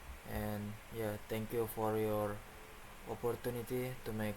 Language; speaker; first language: English; non-native, learner; Indonesian